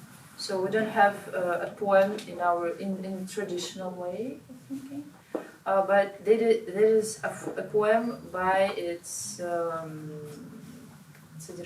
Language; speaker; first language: English; non-native, learner; Russian